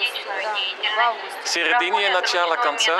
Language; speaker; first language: Russian; non-native, fluent; Dutch